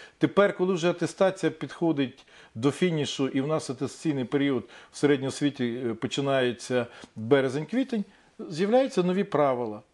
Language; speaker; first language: Ukrainian; native; Ukrainian